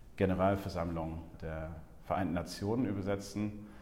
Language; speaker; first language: German; non-native, fluent; English